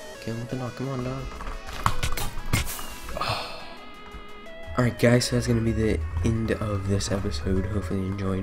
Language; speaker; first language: English; native; English